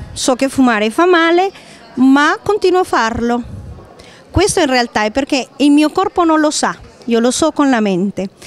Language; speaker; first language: Italian; non-native, fluent; Spanish